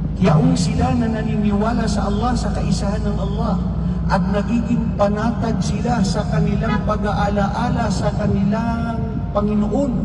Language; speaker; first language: Filipino; non-native, local second language; Maranao